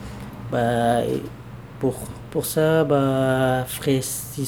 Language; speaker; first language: French; non-native, learner; Bangla